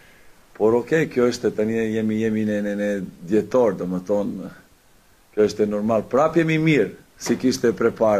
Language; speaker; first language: Albanian; non-native, learner; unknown